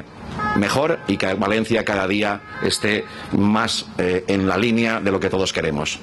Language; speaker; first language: Spanish; native; Spanish